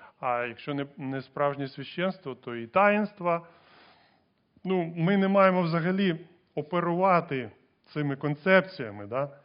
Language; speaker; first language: Ukrainian; non-native, local second language; Russian